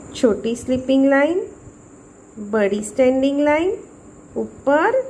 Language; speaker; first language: Hindi; non-native, local second language; Gujarati